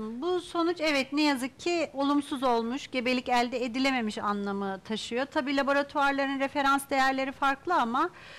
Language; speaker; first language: Turkish; native; Turkish